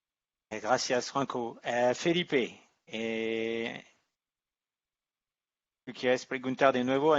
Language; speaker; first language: Spanish; non-native, learner; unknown